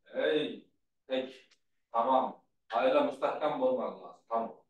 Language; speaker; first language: Turkish; non-native, learner; Uzbek